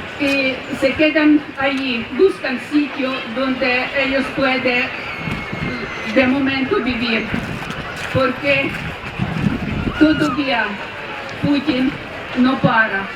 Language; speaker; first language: Spanish; non-native, fluent; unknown